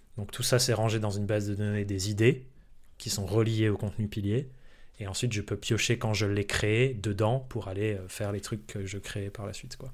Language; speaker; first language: French; early bilingual, other home language; English